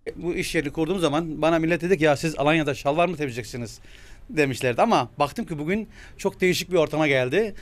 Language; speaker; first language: Turkish; native; Turkish